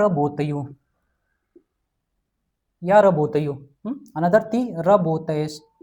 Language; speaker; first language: Russian; non-native, learner; Hindi